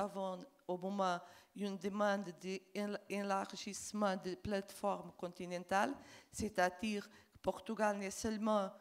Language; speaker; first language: French; non-native, fluent; Portuguese